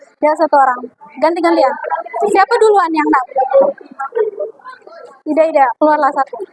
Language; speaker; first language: Indonesian; native; Indonesian